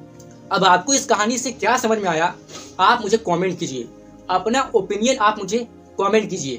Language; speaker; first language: Hindi; native; Hindi